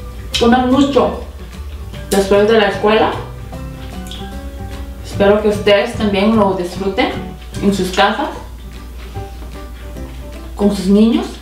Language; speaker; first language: Spanish; non-native, fluent; Korean